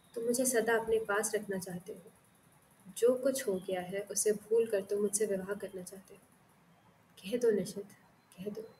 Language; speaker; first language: Hindi; non-native, local second language; Marathi